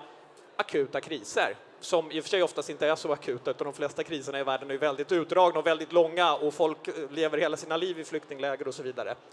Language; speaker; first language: Swedish; native; Swedish